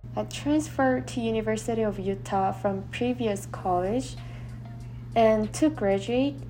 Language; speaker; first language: English; non-native, fluent; Korean